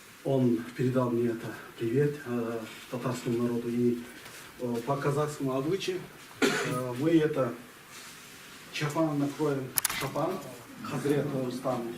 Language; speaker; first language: Russian; non-native, local second language; Kazakh